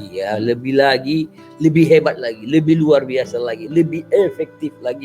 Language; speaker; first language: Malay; non-native, local second language; Achinese